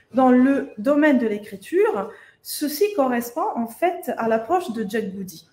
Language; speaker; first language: French; non-native, fluent; Italian